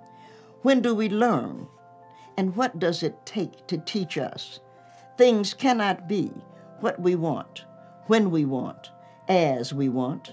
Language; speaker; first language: English; native; English